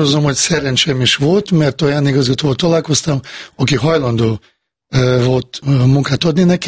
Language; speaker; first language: Hungarian; non-native, fluent; Bosnian